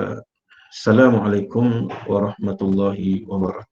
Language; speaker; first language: Arabic; non-native, fluent; Malay